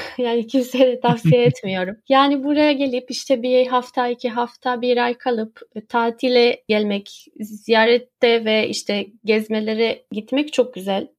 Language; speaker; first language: Turkish; early bilingual, heritage; Turkish